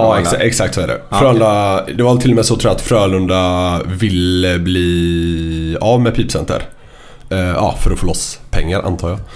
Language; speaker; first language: Swedish; native; Swedish